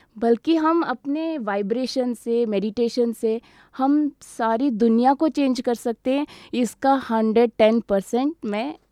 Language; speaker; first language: Hindi; native; Hindi